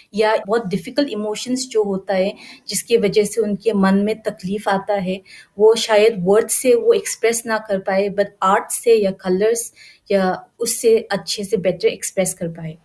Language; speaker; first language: Hindi; non-native, local second language; Garo